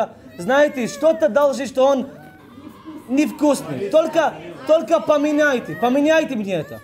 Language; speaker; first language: Russian; early bilingual, heritage; Hebrew